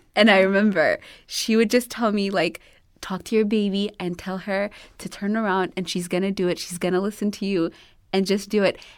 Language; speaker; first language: English; non-native, local second language; Amharic